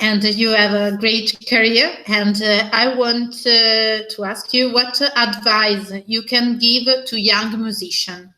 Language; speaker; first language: English; non-native, learner; Italian